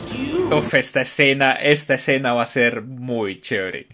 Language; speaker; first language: Spanish; native; Spanish